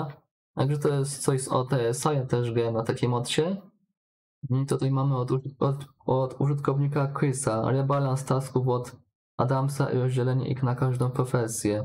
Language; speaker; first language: Polish; native; Polish